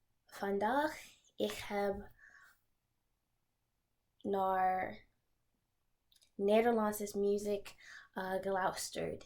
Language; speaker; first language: Dutch; non-native, learner; English